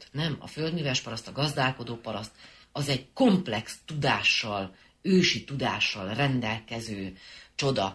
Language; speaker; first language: Hungarian; native; Hungarian